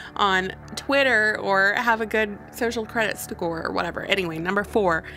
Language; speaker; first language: English; native; English